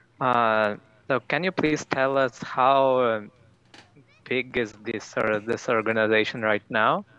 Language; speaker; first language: English; non-native, fluent; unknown